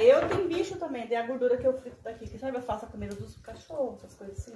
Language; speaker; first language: Portuguese; native; Portuguese